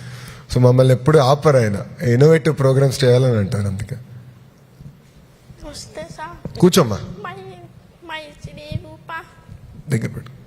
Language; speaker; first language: Telugu; native; Telugu